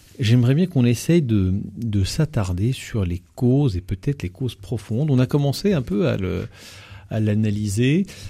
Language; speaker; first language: French; native; French